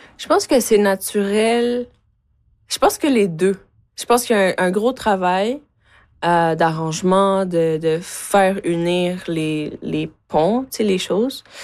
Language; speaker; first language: French; early bilingual, other home language; Spanish